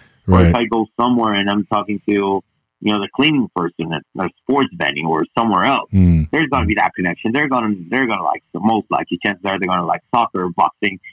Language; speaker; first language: English; non-native, fluent; Spanish